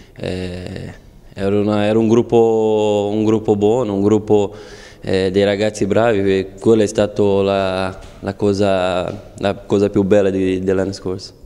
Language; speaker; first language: Italian; non-native, fluent; Portuguese